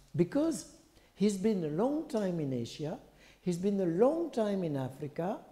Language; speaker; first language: English; non-native, fluent; French